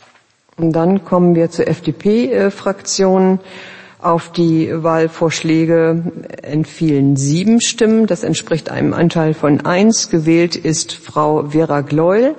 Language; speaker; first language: German; native; German